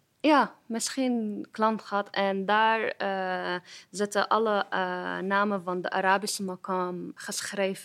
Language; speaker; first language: Dutch; non-native, fluent; Arabic